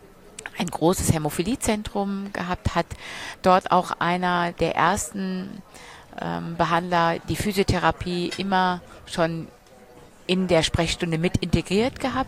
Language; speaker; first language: German; native; German